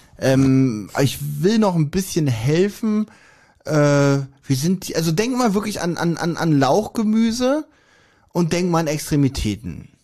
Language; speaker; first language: German; native; German